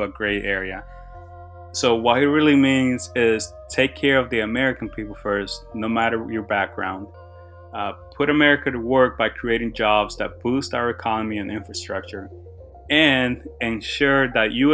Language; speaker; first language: English; early bilingual, other home language; Spanish